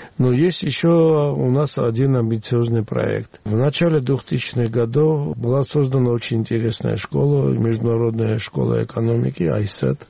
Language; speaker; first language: Russian; non-native, local second language; Georgian